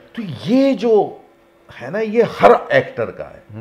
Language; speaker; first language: Hindi; native; Hindi